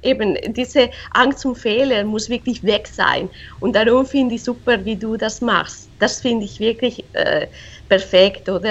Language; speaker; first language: German; non-native, fluent; Spanish